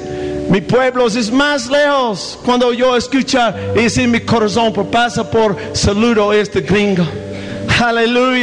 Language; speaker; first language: Spanish; non-native, learner; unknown